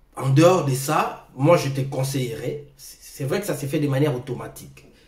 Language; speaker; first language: French; non-native, local second language; Lingala